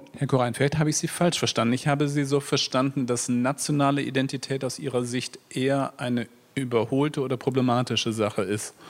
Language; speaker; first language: German; native; German